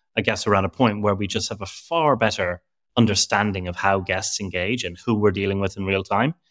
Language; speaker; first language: English; native; English